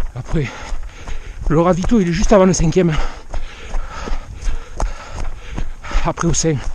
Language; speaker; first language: French; native; French